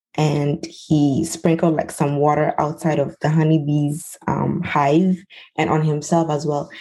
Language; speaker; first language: English; non-native, local second language; Ewe